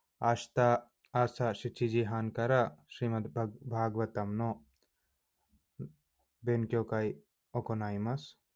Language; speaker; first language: Japanese; non-native, fluent; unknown